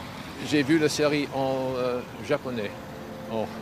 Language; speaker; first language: French; non-native, learner; English